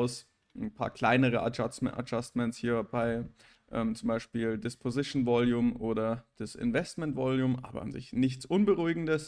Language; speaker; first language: German; native; German